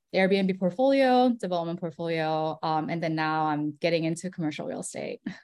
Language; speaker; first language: English; early bilingual, other home language; Korean